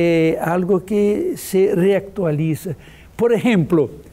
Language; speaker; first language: Spanish; non-native, fluent; Portuguese